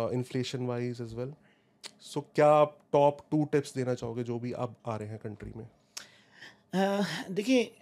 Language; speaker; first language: Hindi; native; Hindi